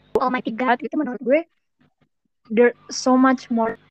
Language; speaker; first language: English; non-native, fluent; Indonesian